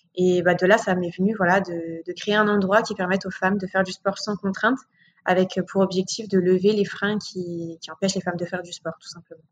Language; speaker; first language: French; native; French